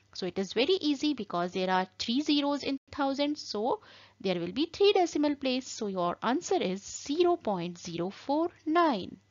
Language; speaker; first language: English; non-native, local second language; Hindi